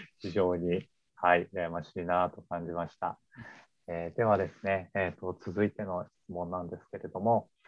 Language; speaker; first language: Japanese; native; Japanese